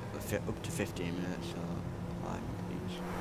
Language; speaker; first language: English; native; English